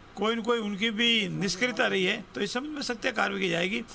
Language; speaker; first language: Hindi; native; Hindi